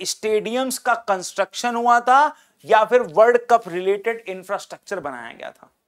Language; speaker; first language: Hindi; native; Hindi